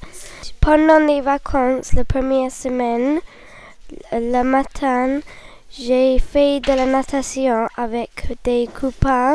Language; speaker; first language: French; non-native, learner; English